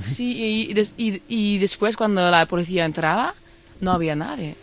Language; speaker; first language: Spanish; non-native, fluent; Dutch